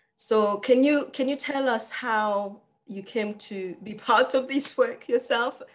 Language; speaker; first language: English; non-native, local second language; Kinyarwanda